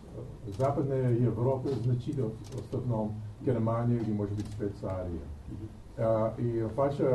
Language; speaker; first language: Russian; non-native, learner; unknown